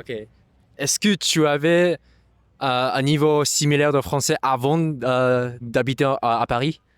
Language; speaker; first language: French; non-native, fluent; English